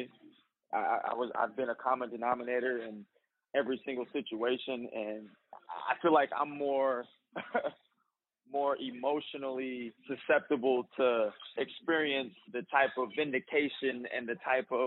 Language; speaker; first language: English; native; English